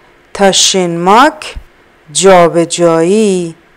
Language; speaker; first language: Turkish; non-native, fluent; Persian